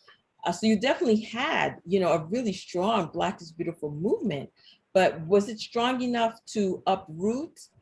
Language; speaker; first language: English; native; English